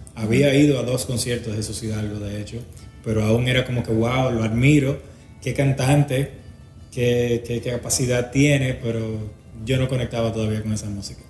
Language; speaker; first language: Spanish; native; Spanish